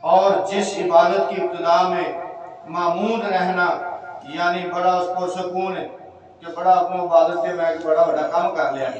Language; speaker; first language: Urdu; non-native, local second language; Punjabi